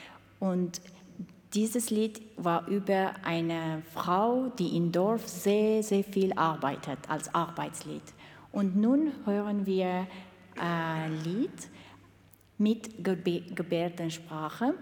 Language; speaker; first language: German; non-native, learner; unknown